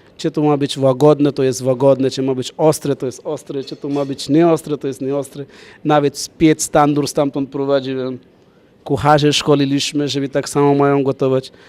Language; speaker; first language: Polish; non-native, fluent; Punjabi